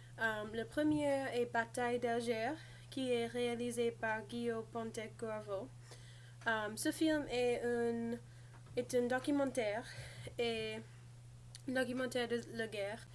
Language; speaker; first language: French; non-native, learner; English